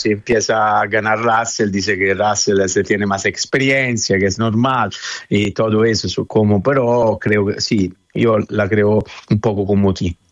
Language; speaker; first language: Spanish; non-native, fluent; Italian